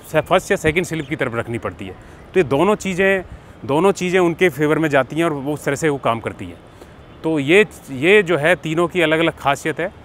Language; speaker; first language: Hindi; native; Hindi